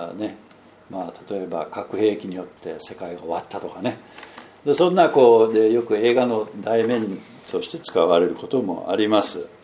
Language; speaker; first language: Japanese; non-native, fluent; English